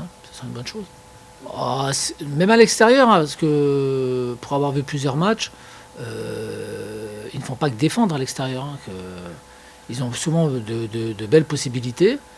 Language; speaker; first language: French; native; French